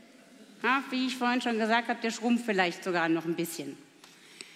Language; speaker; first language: German; native; German